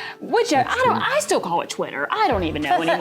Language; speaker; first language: English; native; English